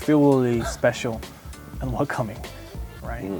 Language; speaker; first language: English; non-native, fluent; Korean